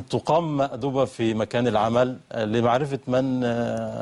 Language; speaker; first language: Arabic; native; Arabic